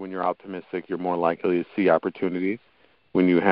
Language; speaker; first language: English; native; English